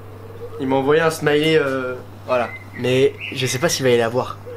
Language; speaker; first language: French; native; French